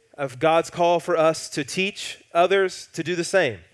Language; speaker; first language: English; native; English